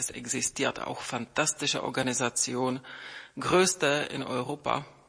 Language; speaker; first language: German; non-native, fluent; Czech